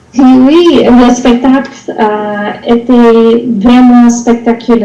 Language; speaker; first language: French; non-native, learner; English